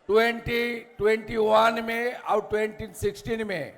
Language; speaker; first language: Hindi; non-native, local second language; Bangla